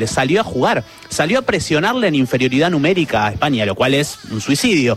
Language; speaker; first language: Spanish; native; Spanish